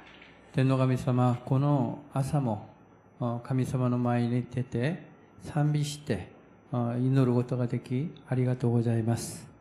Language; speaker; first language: Japanese; non-native, fluent; Korean